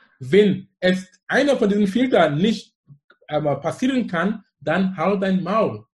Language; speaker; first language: German; non-native, fluent; English